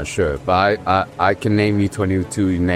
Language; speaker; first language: English; early bilingual, other home language; Somali